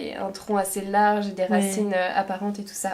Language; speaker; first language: French; native; French